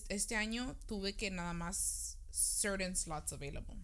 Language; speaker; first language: Spanish; early bilingual, heritage; Spanish